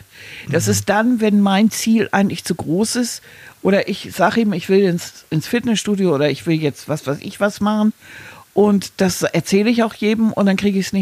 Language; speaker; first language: German; native; German